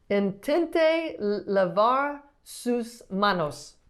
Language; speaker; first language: Spanish; non-native, learner; English